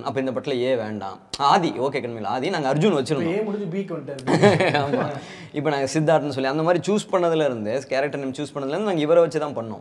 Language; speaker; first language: Tamil; native; Tamil